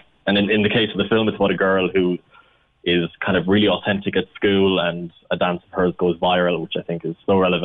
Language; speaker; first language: English; native; English